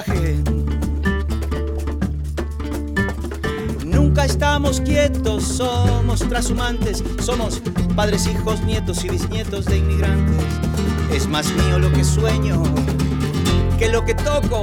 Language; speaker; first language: English; non-native, fluent; Spanish